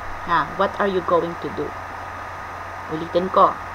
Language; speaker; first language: English; non-native, local second language; Filipino